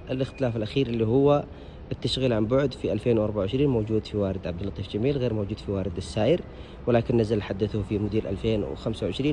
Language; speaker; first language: Arabic; native; Arabic